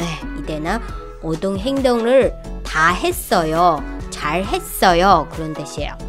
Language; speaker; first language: Korean; non-native, fluent; Chinese